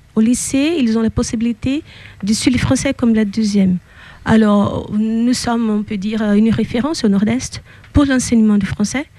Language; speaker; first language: French; non-native, fluent; Portuguese